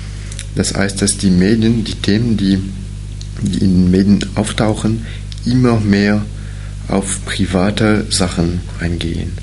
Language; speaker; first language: German; non-native, fluent; French